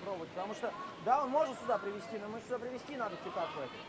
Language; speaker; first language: Russian; native; Russian